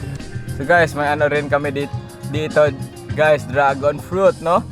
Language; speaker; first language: Filipino; non-native, local second language; Cebuano